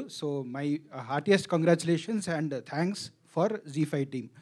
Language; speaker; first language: Telugu; native; Telugu